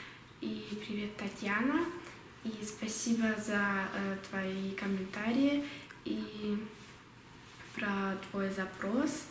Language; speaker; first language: Russian; early bilingual, heritage; Russian